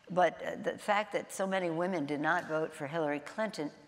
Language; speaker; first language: English; native; English